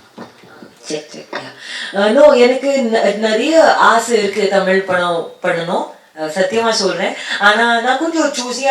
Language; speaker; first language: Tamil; non-native, local second language; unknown